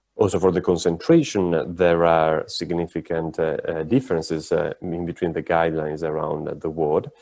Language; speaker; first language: English; non-native, fluent; Italian